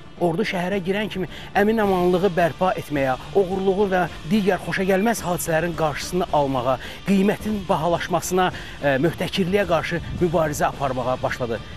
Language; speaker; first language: Azerbaijani; native; Azerbaijani